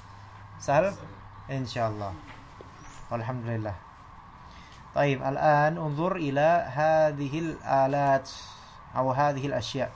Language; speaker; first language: Arabic; non-native, fluent; Indonesian